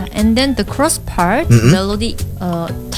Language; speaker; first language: English; non-native, learner; Korean